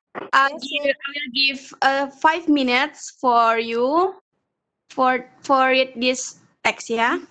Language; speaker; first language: English; non-native, learner; Indonesian